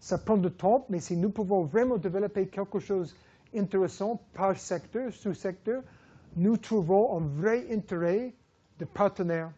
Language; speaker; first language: French; non-native, fluent; English